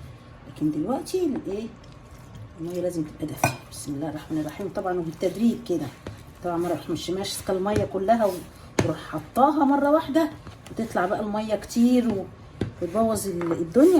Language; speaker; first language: Arabic; native; Arabic